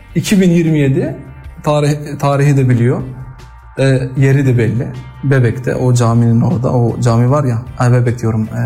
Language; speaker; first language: Turkish; early bilingual, heritage; Turkish